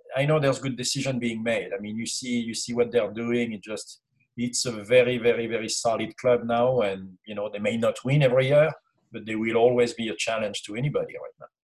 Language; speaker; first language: English; non-native, fluent; French